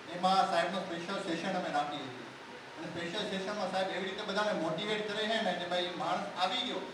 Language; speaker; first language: Gujarati; non-native, local second language; Sindhi